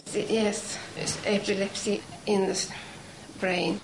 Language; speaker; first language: English; non-native, learner; Swedish